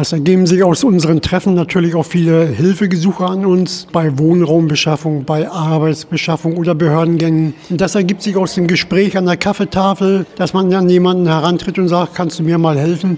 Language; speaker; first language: German; native; German